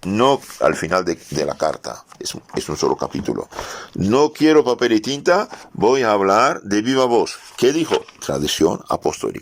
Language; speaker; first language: Spanish; non-native, fluent; French